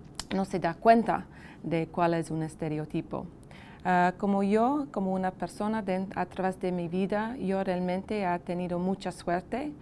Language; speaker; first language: Spanish; non-native, fluent; English